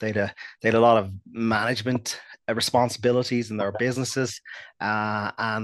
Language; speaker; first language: English; native; English